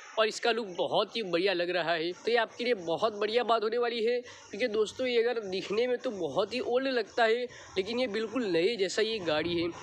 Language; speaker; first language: Hindi; non-native, local second language; Gujarati